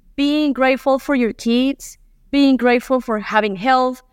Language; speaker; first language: English; non-native, fluent; Spanish